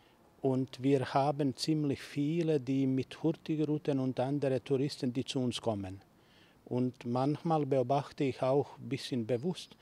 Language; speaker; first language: German; non-native, fluent; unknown